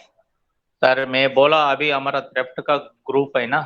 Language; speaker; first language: Hindi; non-native, local second language; Telugu